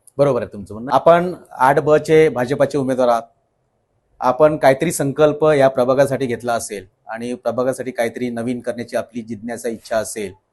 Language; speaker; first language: Marathi; native; Marathi